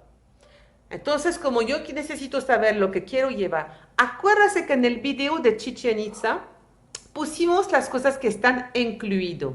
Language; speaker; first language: Spanish; native; Spanish